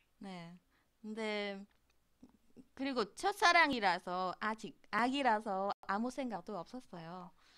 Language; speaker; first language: Korean; non-native, learner; Vietnamese